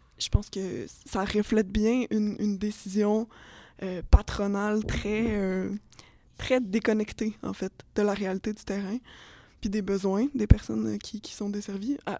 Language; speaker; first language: French; native; French